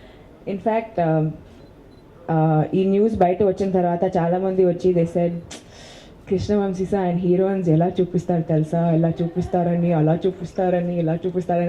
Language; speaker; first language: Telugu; non-native, learner; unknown